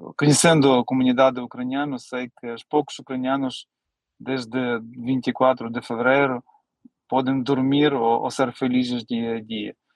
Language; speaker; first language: Portuguese; non-native, fluent; Ukrainian